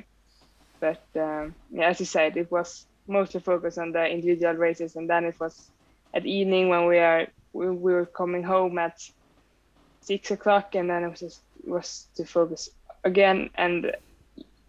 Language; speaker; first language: English; non-native, fluent; Swedish